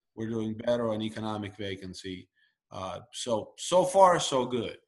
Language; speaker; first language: English; early bilingual, other home language; Russian